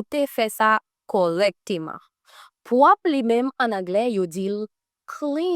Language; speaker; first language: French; non-native, learner; Haitian Creole